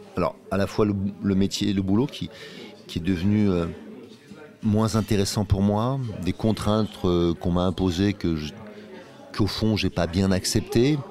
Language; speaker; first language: French; native; French